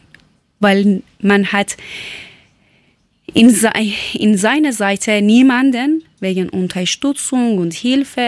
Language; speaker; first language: German; non-native, learner; Persian